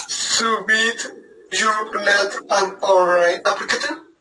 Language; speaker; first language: English; non-native, learner; Spanish